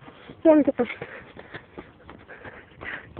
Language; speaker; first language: Spanish; native; Spanish